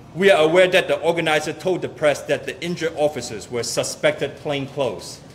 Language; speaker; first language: English; non-native, local second language; Cantonese